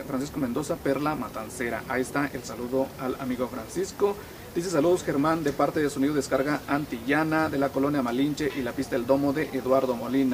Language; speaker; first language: Spanish; native; Spanish